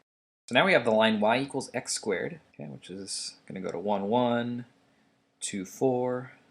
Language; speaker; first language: English; native; English